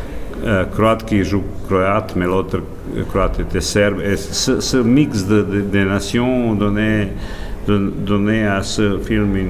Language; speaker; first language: French; non-native, fluent; Serbian